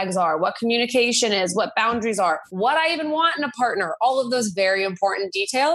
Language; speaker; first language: English; native; English